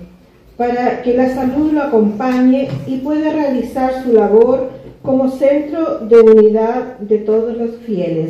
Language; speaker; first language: Spanish; native; Spanish